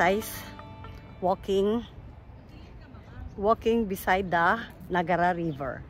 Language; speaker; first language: English; non-native, local second language; Filipino